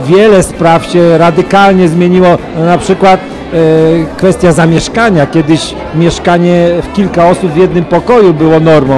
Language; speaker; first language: Polish; native; Polish